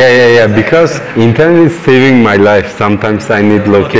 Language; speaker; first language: English; non-native, learner; Turkish